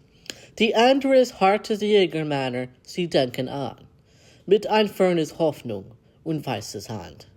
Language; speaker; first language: German; non-native, learner; English